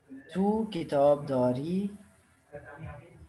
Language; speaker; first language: Persian; non-native, learner; Urdu